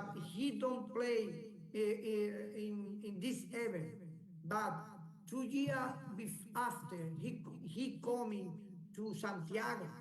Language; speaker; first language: English; non-native, learner; Spanish